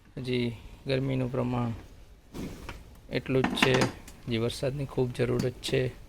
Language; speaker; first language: Gujarati; native; Gujarati